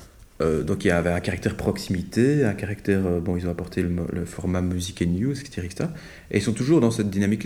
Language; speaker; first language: French; native; French